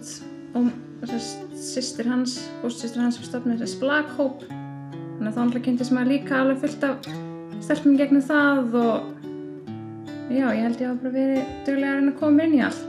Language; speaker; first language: Icelandic; native; Icelandic